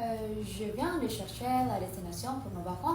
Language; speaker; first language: French; non-native, learner; Indonesian